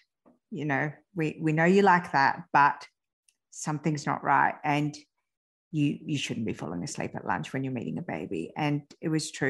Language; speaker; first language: English; early bilingual, other home language; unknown